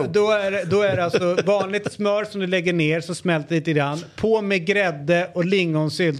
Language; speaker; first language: Swedish; native; Swedish